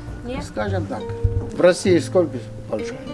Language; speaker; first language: Russian; non-native, local second language; Armenian